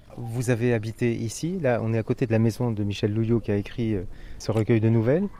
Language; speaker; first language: French; native; French